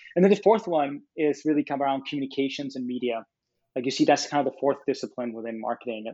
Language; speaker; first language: English; non-native, fluent; Danish